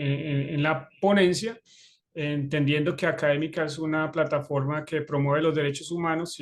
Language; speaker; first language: Spanish; native; Spanish